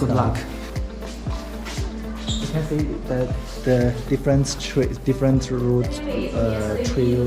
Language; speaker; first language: English; non-native, learner; Chinese